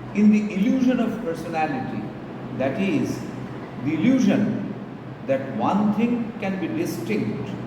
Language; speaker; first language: English; non-native, local second language; Bangla